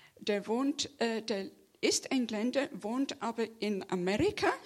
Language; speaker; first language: German; non-native, fluent; English